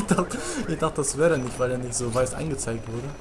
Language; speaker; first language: German; native; German